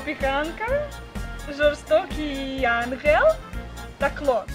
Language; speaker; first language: Ukrainian; early bilingual, heritage; Russian